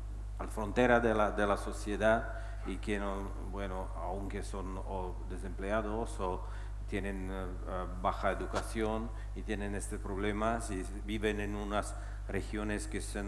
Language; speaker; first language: Spanish; non-native, fluent; Czech